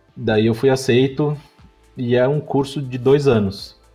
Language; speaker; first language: Portuguese; native; Portuguese